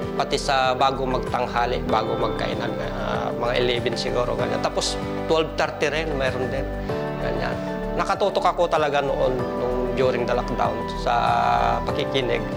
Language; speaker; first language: Filipino; native; Filipino